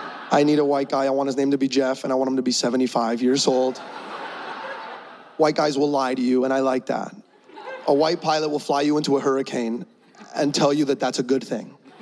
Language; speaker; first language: English; early bilingual, other home language; Spanish